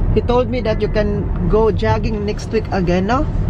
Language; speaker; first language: English; non-native, local second language; Filipino